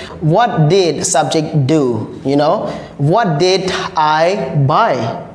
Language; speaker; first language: English; non-native, learner; Khmer